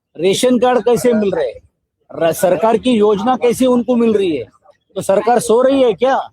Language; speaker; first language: Hindi; non-native, local second language; Marathi